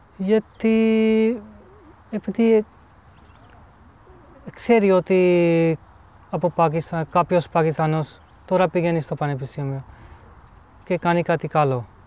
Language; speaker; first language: Greek; non-native, learner; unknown